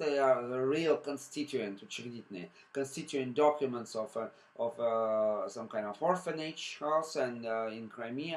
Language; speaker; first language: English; non-native, fluent; Russian